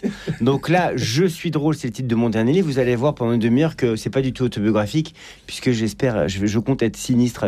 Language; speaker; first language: French; native; French